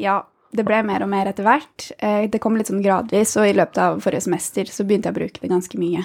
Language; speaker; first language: Norwegian; native; Norwegian